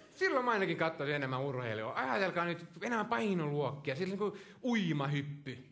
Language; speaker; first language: Finnish; non-native, local second language; Swedish